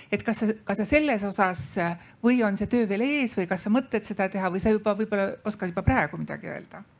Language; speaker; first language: Estonian; native; Estonian